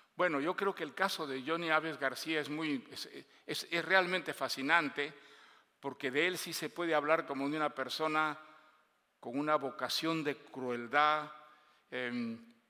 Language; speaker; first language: Spanish; native; Spanish